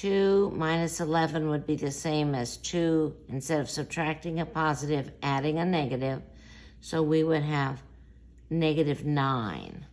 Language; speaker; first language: English; native; English